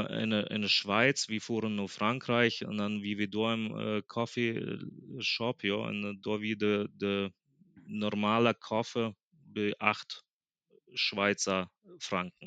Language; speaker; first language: German; early bilingual, other home language; Plautdietsch